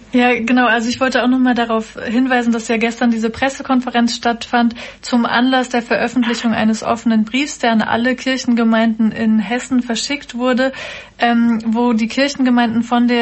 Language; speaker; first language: German; native; German